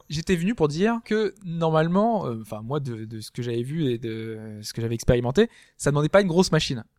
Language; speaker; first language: French; native; French